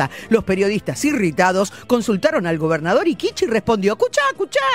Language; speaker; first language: Spanish; native; Spanish